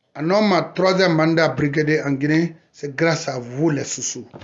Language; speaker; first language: French; non-native, local second language; Susu